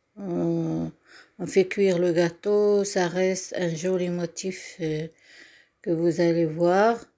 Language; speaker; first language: French; non-native, local second language; Arabic